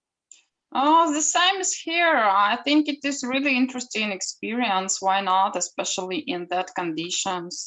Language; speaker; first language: English; non-native, learner; Ukrainian